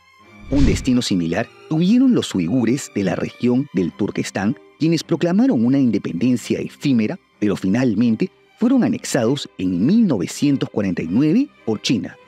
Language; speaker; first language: Spanish; native; Spanish